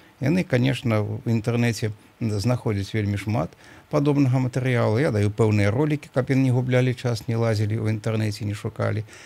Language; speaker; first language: Belarusian; native; Belarusian